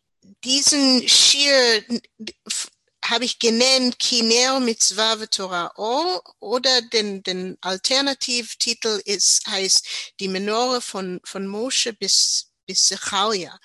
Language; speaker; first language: German; non-native, learner; English